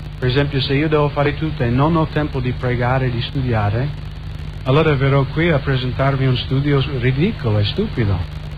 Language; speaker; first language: Italian; non-native, fluent; English